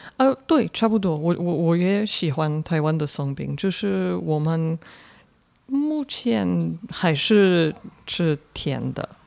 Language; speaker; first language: Chinese; non-native, fluent; French